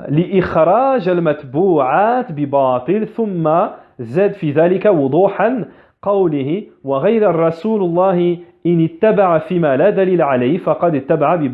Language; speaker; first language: Arabic; non-native, fluent; French